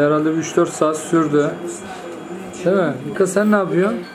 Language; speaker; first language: Turkish; native; Turkish